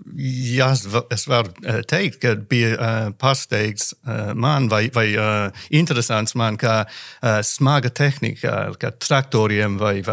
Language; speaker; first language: Latvian; non-native, learner; English